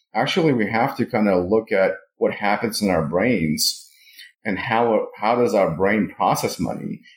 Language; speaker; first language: English; non-native, fluent; Russian